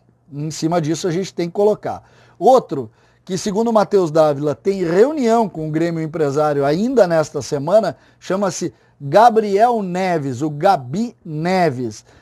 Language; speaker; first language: Portuguese; native; Portuguese